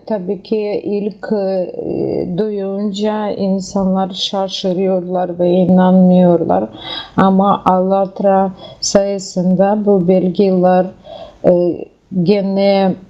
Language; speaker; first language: Turkish; non-native, learner; Russian